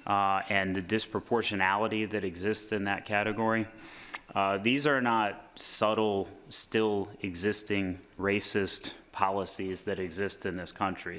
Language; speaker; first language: English; native; English